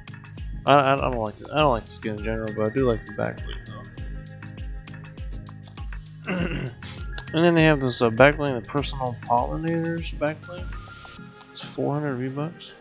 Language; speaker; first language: English; native; English